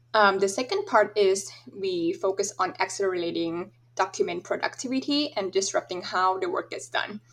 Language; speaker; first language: English; non-native, fluent; Thai